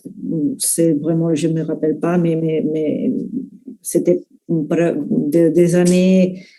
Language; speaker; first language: French; non-native, fluent; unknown